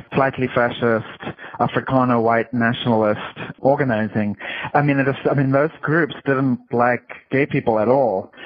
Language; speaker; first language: English; native; English